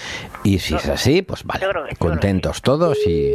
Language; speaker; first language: Spanish; native; Spanish